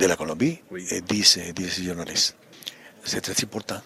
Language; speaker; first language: French; non-native, learner; Spanish